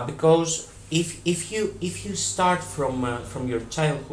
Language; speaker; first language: English; non-native, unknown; Greek